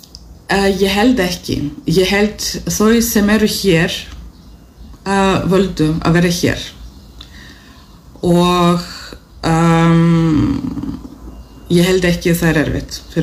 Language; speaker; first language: Icelandic; non-native, fluent; Russian